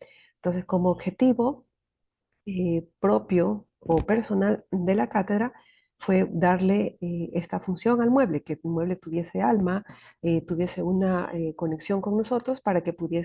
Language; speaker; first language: Spanish; native; Spanish